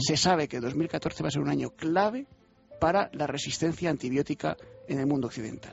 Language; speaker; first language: Spanish; native; Spanish